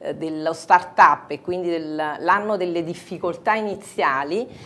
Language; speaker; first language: Italian; native; Italian